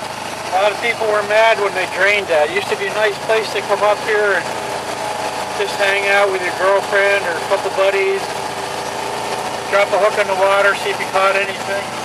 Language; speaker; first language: English; native; English